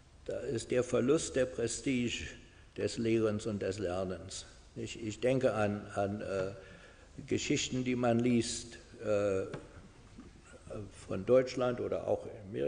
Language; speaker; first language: German; non-native, fluent; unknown